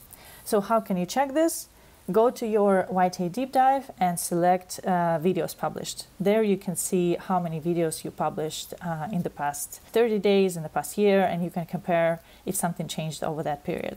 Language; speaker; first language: English; non-native, fluent; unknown